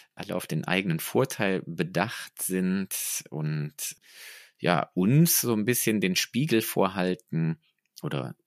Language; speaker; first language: German; non-native, fluent; Estonian